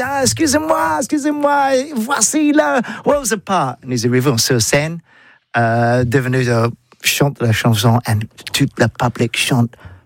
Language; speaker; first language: French; non-native, learner; English